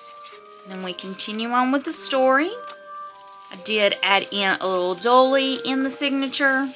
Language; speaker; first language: English; native; English